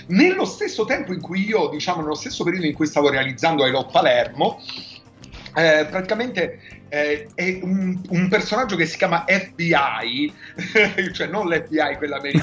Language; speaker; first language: Italian; native; Italian